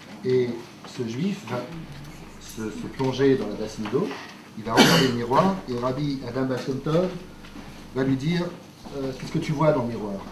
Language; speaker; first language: French; native; French